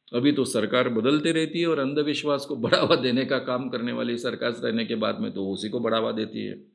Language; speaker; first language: Hindi; non-native, local second language; Marathi